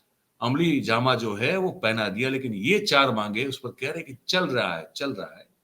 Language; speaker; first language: Hindi; non-native, local second language; Gujarati